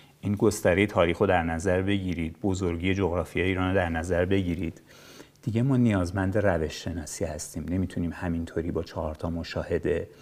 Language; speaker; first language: Persian; native; Persian